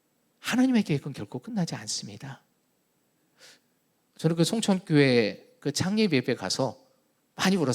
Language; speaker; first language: Korean; native; Korean